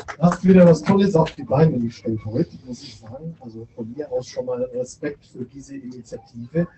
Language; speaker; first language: German; native; German